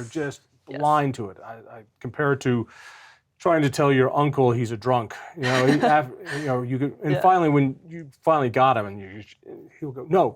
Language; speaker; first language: English; native; English